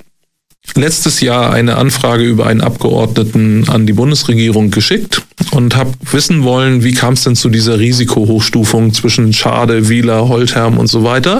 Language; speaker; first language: German; native; German